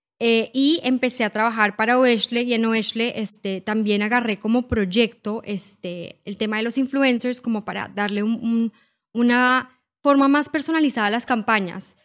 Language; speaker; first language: Spanish; native; Spanish